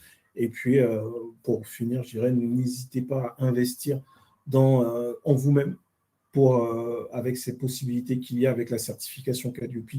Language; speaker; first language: French; native; French